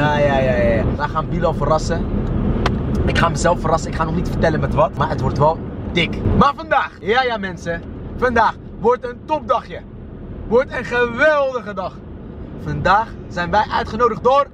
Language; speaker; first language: Dutch; native; Dutch